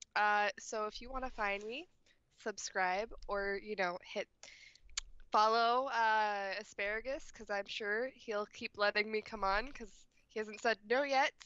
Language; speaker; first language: English; native; English